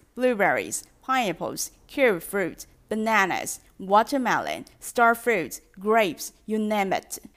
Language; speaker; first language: English; non-native, fluent; Chinese